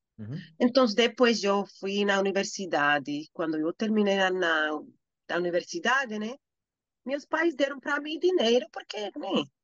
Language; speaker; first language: Portuguese; non-native, learner; Spanish